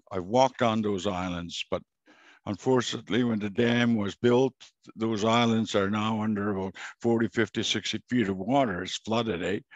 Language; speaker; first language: English; non-native, fluent; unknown